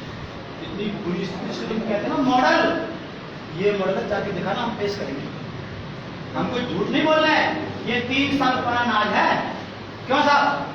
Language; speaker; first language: Hindi; native; Hindi